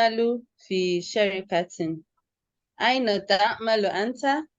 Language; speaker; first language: Arabic; non-native, learner; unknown